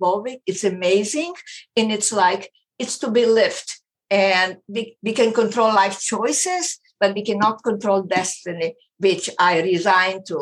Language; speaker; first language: English; non-native, fluent; German